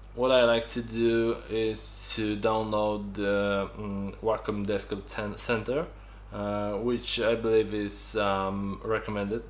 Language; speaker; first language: English; non-native, fluent; Polish